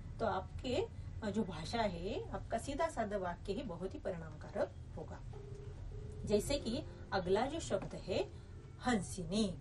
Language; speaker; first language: Hindi; non-native, local second language; Marathi